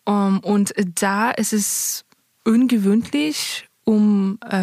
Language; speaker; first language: German; non-native, fluent; Persian